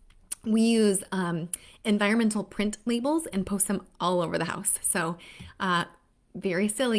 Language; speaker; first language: English; native; English